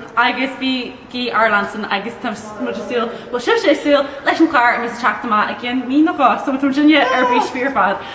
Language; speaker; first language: Irish; native; Irish